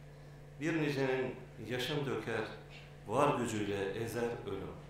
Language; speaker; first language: Turkish; native; Turkish